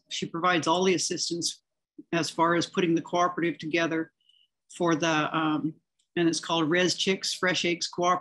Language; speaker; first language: English; native; English